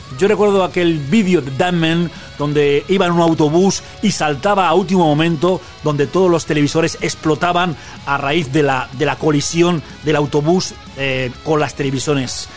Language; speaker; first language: Spanish; native; Spanish